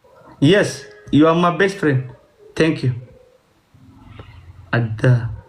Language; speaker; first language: English; non-native, learner; Oromo